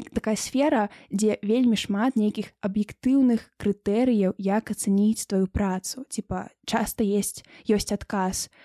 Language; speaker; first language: Belarusian; non-native, local second language; Russian